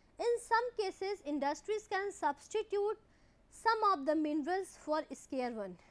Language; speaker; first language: English; non-native, local second language; Hindi